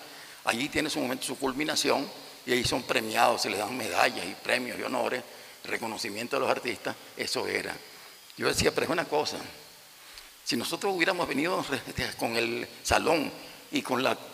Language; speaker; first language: Spanish; native; Spanish